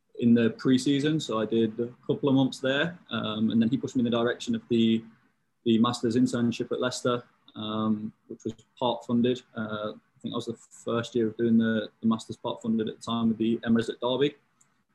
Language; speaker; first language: English; native; English